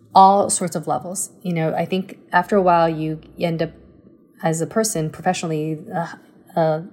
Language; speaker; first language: English; early bilingual, other home language; Chinese